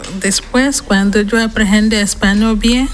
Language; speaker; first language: Spanish; non-native, learner; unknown